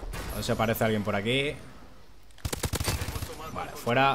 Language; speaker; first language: Spanish; native; Spanish